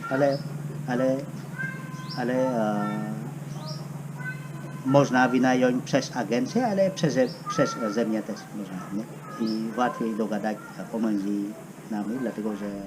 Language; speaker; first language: Polish; non-native, fluent; Khmer